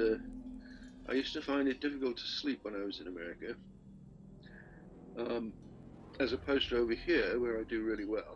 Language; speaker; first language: English; native; English